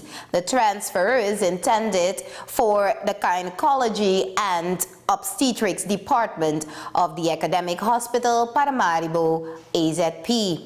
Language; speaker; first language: English; non-native, fluent; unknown